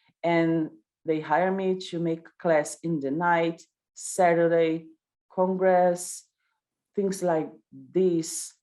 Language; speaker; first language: English; non-native, learner; Portuguese